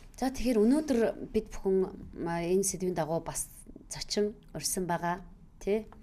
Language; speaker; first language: Mongolian; native; Mongolian